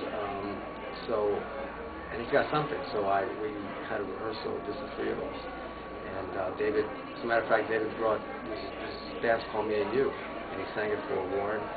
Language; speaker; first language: English; native; English